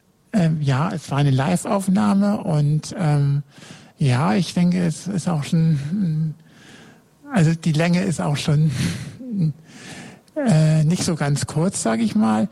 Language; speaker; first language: German; native; German